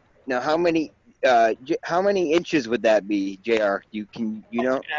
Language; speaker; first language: English; native; English